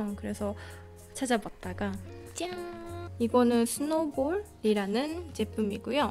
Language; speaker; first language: Korean; non-native, fluent; Japanese